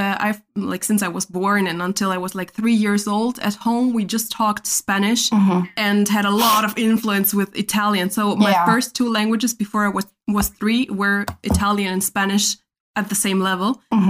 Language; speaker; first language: English; non-native, fluent; Spanish